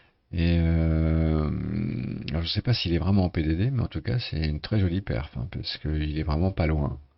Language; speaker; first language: French; native; French